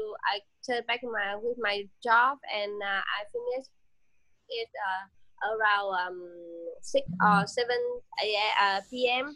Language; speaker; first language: English; non-native, learner; Vietnamese